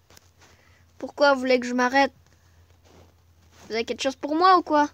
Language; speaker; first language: French; native; French